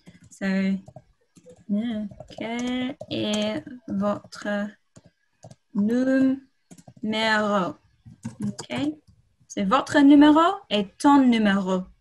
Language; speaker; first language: French; non-native, fluent; English